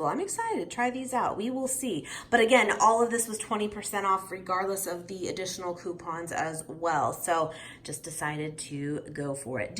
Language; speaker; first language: English; native; English